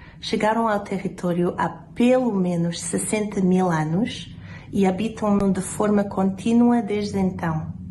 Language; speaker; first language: Portuguese; non-native, fluent; English